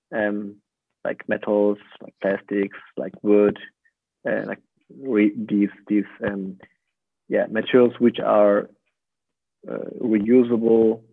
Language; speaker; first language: English; non-native, fluent; German